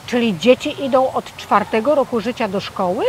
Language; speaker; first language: Polish; native; Polish